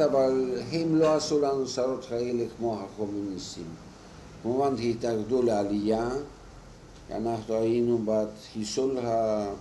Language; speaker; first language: Hebrew; non-native, fluent; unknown